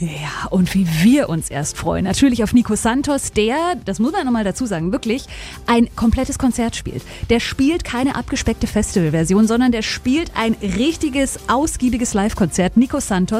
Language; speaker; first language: German; native; German